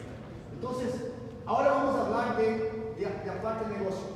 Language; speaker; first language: Spanish; non-native, learner; Portuguese